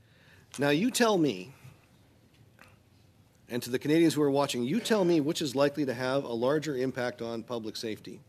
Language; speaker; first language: English; native; English